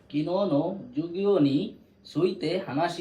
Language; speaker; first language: Japanese; non-native, learner; Bangla